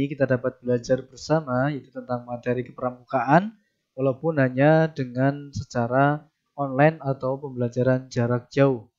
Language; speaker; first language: Indonesian; native; Indonesian